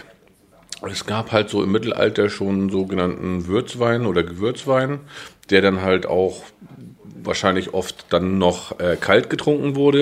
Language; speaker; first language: German; native; German